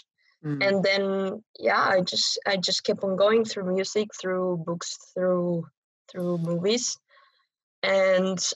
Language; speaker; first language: English; non-native, fluent; Spanish